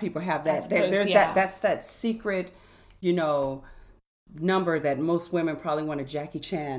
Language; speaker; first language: English; native; English